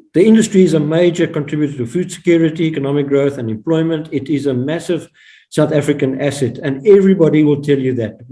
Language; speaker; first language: English; non-native, local second language; Afrikaans